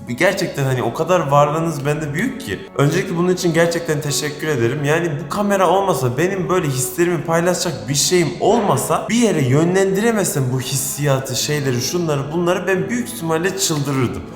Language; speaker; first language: Turkish; native; Turkish